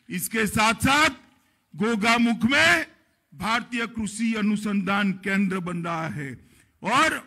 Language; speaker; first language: Hindi; non-native, local second language; Gujarati